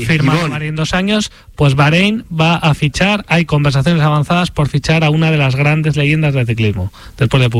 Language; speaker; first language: Spanish; native; Spanish